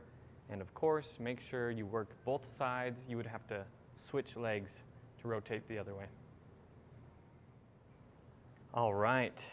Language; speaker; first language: English; native; English